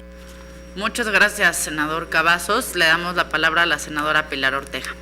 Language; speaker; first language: Spanish; native; Spanish